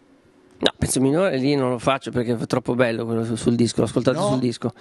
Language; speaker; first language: Italian; native; Italian